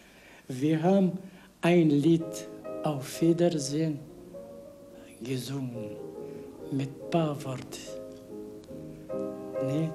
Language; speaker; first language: German; non-native, learner; Bulgarian